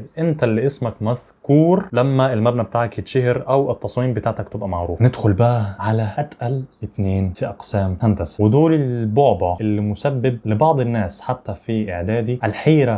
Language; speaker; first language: Arabic; native; Arabic